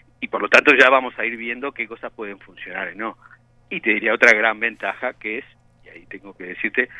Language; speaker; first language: Spanish; native; Spanish